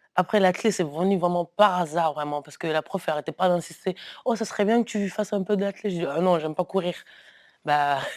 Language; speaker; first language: French; early bilingual, other home language; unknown